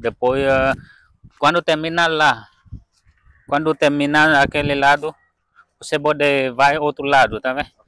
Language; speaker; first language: Portuguese; non-native, learner; Vietnamese